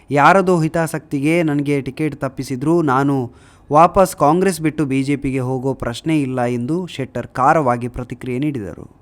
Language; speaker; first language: Kannada; native; Kannada